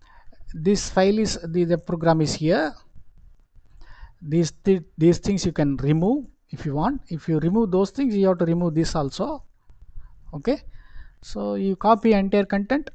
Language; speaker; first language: English; non-native, local second language; Tamil